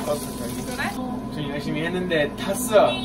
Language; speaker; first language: Korean; non-native, learner; English